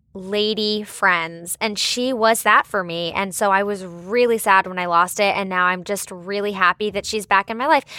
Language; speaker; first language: English; native; English